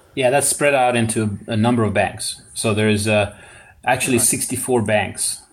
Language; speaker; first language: English; non-native, fluent; Swedish